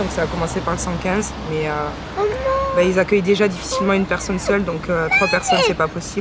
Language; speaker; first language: French; native; French